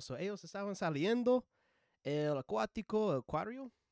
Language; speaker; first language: Spanish; non-native, learner; English